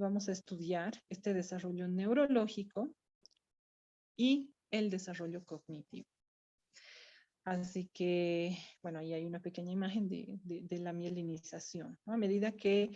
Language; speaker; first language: Spanish; native; Spanish